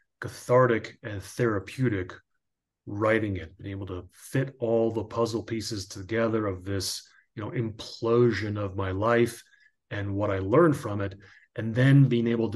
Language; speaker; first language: English; native; English